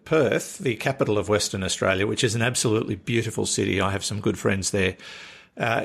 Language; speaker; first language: English; native; English